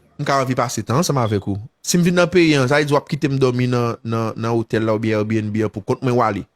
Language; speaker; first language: Haitian Creole; native; Haitian Creole